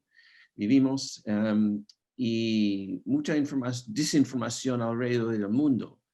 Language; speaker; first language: Spanish; non-native, fluent; English